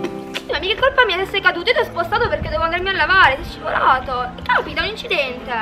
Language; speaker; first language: Italian; native; Italian